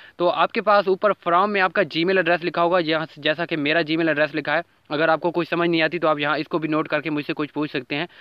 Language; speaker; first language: Urdu; non-native, local second language; Punjabi